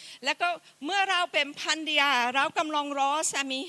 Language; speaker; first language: Thai; non-native, fluent; English